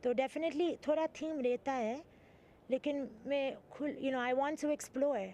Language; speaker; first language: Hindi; early bilingual, heritage; English